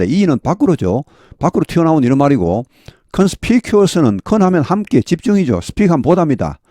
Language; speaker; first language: Korean; native; Korean